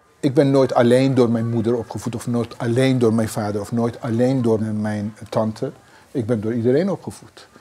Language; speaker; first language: Dutch; non-native, fluent; Persian